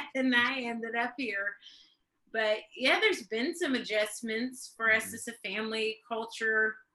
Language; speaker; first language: English; early bilingual, other home language; Swedish